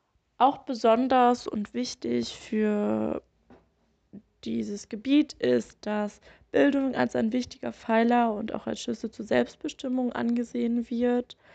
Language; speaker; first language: German; native; German